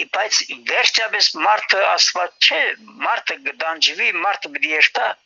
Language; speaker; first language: Armenian; early bilingual, heritage; Armenian